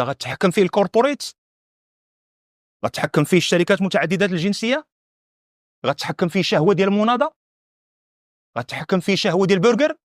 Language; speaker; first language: Arabic; native; Arabic